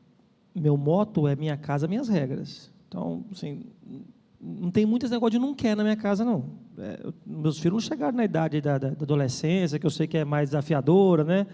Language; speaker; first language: Portuguese; native; Portuguese